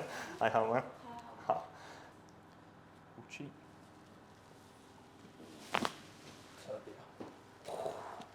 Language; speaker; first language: Chinese; non-native, learner; English